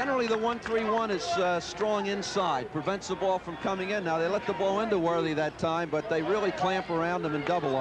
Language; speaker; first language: English; native; English